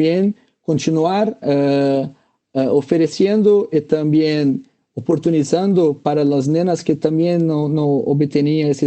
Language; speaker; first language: Spanish; non-native, fluent; Portuguese